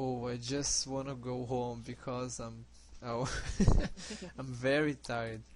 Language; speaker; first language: English; non-native, learner; Portuguese